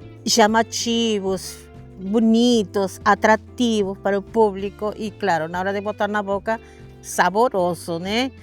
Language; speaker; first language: Portuguese; non-native, fluent; Spanish